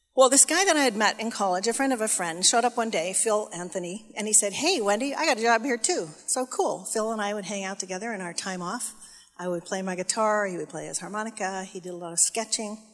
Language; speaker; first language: English; native; English